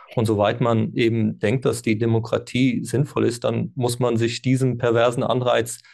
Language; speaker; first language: German; non-native, fluent; English